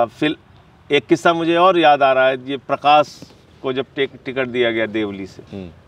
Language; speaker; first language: Hindi; native; Hindi